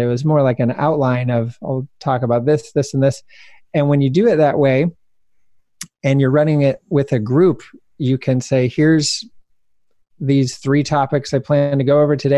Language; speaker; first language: English; native; English